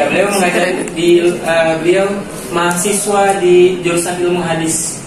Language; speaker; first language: Indonesian; native; Indonesian